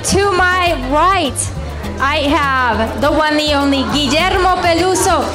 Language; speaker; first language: English; early bilingual, other home language; Spanish